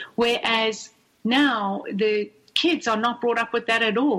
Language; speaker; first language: English; native; English